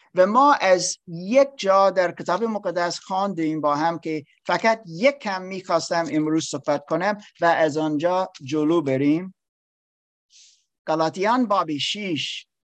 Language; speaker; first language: Persian; non-native, learner; English